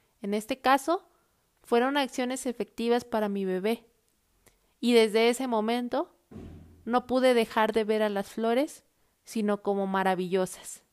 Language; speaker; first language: Spanish; native; Spanish